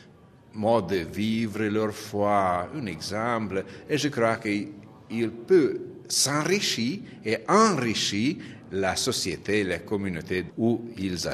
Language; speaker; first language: French; non-native, fluent; Romanian